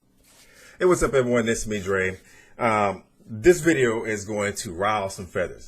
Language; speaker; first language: English; native; English